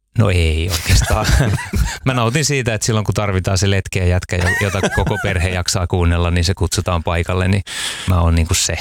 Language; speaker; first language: Finnish; native; Finnish